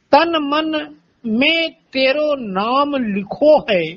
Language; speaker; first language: Hindi; native; Hindi